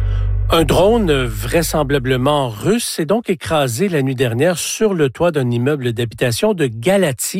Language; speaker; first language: French; native; French